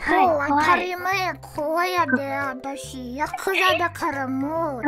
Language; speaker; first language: Japanese; non-native, learner; English